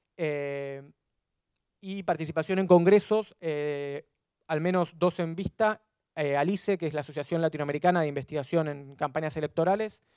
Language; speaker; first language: Spanish; native; Spanish